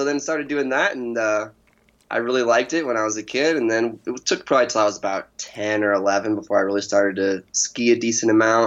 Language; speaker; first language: English; native; English